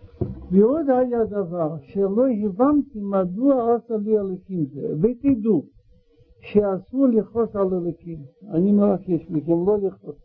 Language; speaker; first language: Hebrew; non-native, learner; Russian